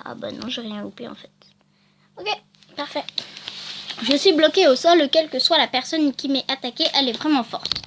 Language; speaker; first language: French; native; French